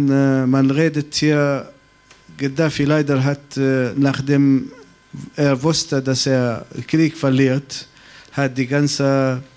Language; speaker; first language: German; non-native, fluent; Arabic